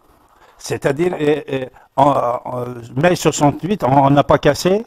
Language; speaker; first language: French; non-native, fluent; Persian